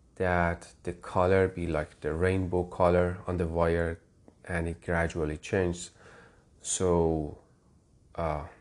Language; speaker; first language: English; non-native, fluent; Persian